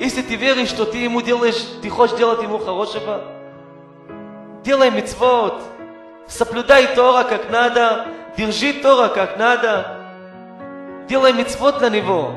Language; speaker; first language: Russian; non-native, learner; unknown